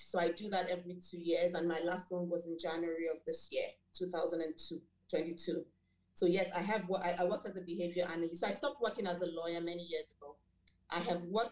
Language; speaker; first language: English; non-native, local second language; Yoruba